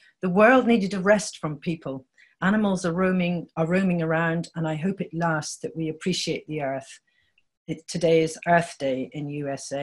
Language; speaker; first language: English; native; English